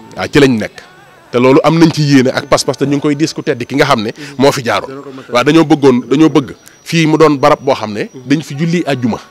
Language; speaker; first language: Wolof; native; Wolof